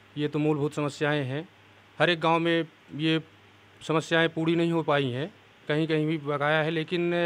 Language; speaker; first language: Hindi; native; Hindi